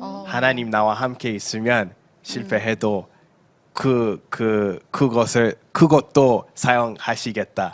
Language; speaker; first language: Korean; early bilingual, heritage; Korean